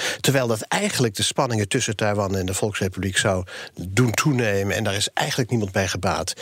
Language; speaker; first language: Dutch; native; Dutch